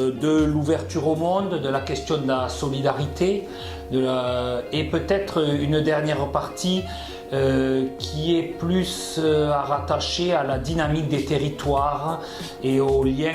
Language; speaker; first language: French; native; French